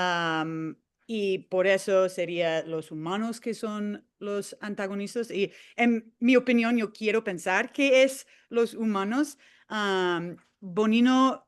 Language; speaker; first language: Spanish; non-native, fluent; English